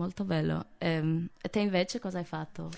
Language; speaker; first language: Italian; non-native, fluent; English